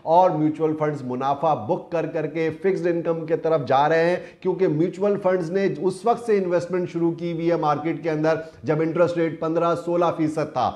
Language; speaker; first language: Urdu; native; Urdu